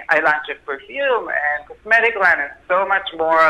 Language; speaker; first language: English; non-native, fluent; Hebrew